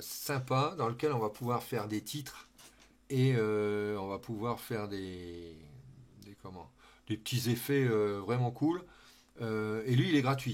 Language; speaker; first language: French; native; French